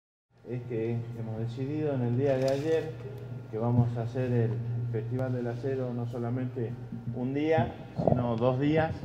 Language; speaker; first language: Spanish; native; Spanish